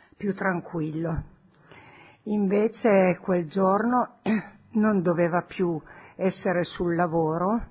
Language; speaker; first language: Italian; native; Italian